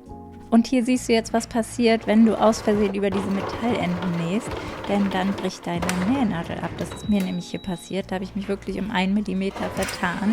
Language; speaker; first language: German; native; German